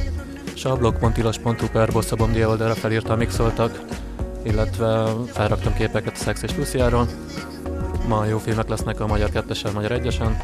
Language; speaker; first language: Hungarian; native; Hungarian